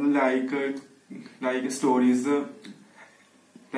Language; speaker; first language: English; non-native, learner; Punjabi